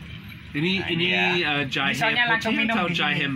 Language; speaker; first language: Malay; non-native, learner; English